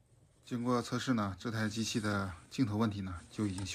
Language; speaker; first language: Chinese; native; Chinese